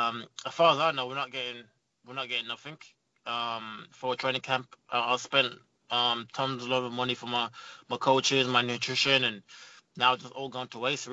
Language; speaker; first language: English; native; English